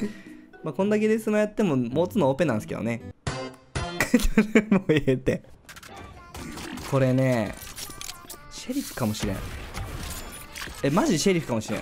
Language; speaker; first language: Japanese; native; Japanese